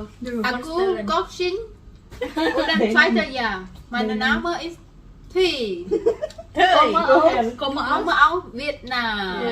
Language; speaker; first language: German; non-native, learner; Vietnamese